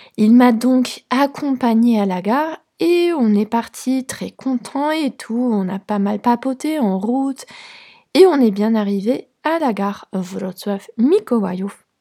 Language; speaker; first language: French; non-native, fluent; Polish